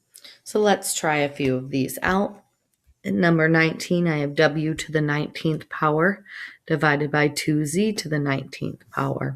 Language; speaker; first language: English; native; English